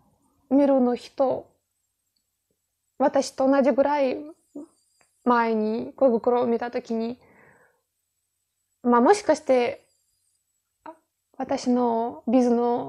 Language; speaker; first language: Japanese; non-native, fluent; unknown